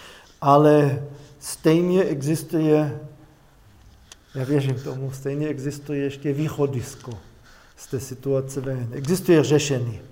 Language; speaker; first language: Czech; non-native, fluent; German